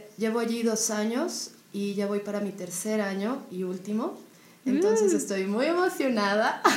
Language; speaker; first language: Spanish; native; Spanish